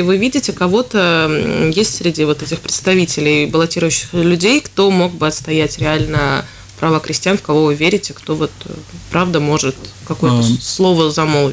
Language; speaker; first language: Russian; native; Russian